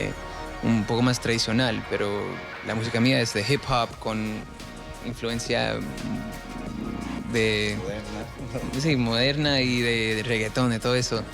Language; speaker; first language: Spanish; early bilingual, heritage; Spanish